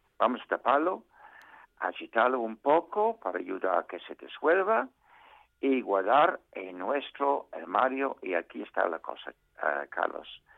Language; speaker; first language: Spanish; non-native, fluent; English